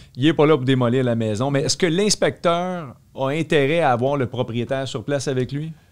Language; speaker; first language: French; native; French